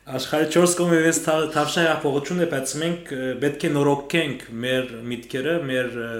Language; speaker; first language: Armenian; early bilingual, heritage; Armenian